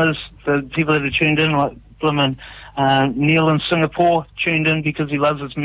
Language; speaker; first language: English; native; English